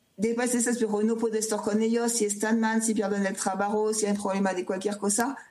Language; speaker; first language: Spanish; non-native, fluent; French